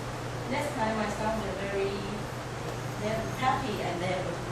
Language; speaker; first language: English; non-native, learner; Chinese